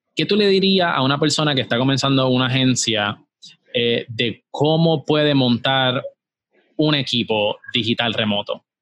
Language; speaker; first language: Spanish; native; Spanish